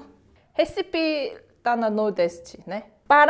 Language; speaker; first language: Portuguese; non-native, learner; Korean